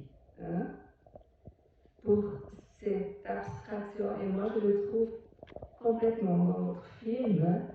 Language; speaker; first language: French; non-native, fluent; Portuguese